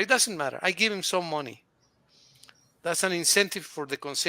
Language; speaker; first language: English; non-native, fluent; Spanish